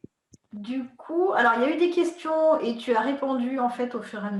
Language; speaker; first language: French; native; French